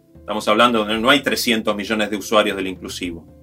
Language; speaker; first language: Spanish; native; Spanish